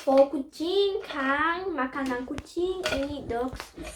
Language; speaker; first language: Indonesian; early bilingual, heritage; Indonesian